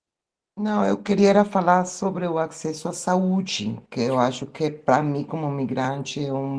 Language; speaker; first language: Portuguese; non-native, fluent; Spanish